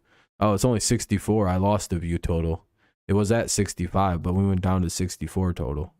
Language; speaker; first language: English; native; English